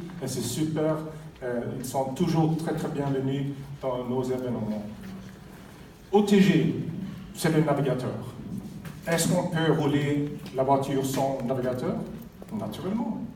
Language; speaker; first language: French; non-native, fluent; Swedish